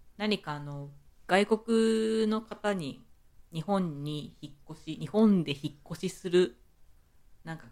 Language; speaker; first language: Japanese; native; Japanese